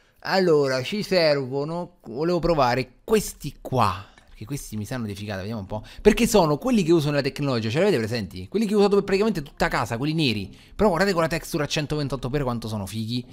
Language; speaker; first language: Italian; native; Italian